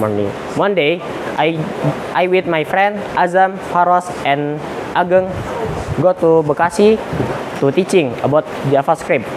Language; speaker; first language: English; non-native, learner; Indonesian